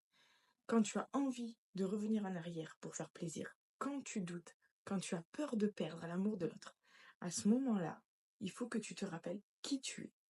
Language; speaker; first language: French; native; French